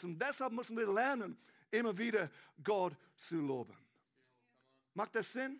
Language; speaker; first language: German; non-native, learner; English